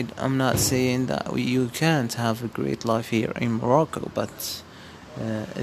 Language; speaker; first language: English; non-native, fluent; Berber languages